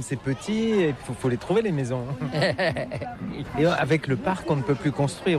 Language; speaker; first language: French; native; French